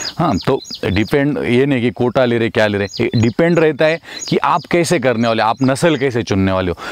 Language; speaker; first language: Hindi; non-native, local second language; Marathi